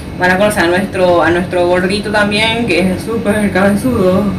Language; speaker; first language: Spanish; native; Spanish